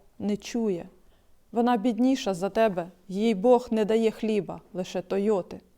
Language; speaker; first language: Ukrainian; native; Ukrainian